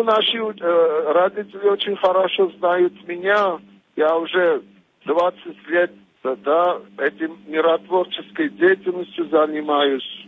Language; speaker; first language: Russian; non-native, fluent; Armenian